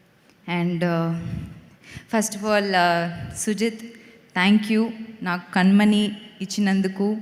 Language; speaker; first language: Telugu; non-native, learner; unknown